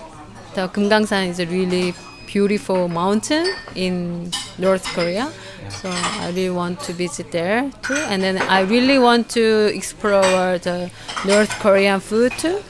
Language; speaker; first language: English; non-native, learner; Korean